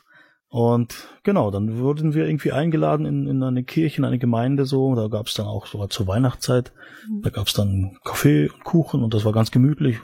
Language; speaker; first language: German; native; German